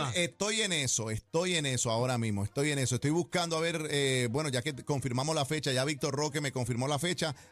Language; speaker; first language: Spanish; early bilingual, heritage; Spanish